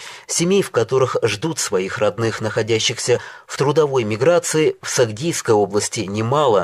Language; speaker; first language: Russian; non-native, local second language; Tajik